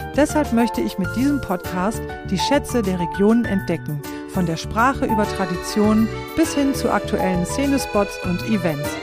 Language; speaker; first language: German; native; German